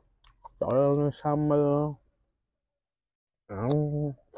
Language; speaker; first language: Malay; non-native, local second language; Sundanese